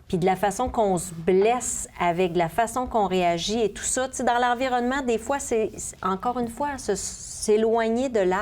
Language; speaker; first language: French; native; French